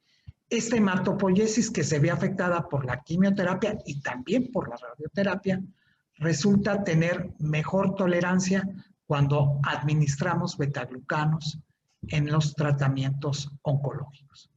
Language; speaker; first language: Spanish; native; Spanish